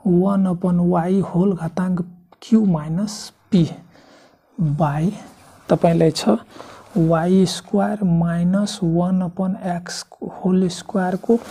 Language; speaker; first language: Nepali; non-native, local second language; Maithili